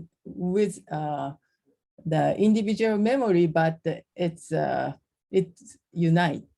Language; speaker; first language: English; non-native, learner; Japanese